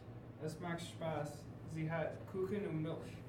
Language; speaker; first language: German; non-native, learner; English